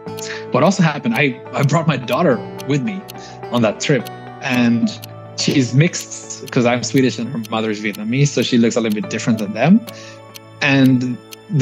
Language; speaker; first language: English; non-native, fluent; Swedish